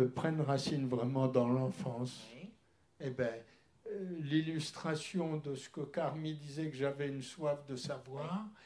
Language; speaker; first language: French; early bilingual, other home language; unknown